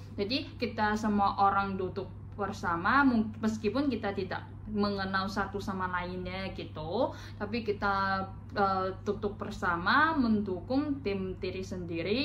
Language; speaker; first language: Indonesian; non-native, fluent; Chinese